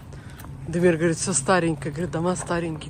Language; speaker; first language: Russian; native; Russian